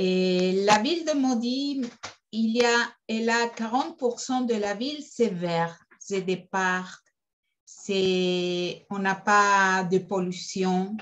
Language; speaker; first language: French; non-native, fluent; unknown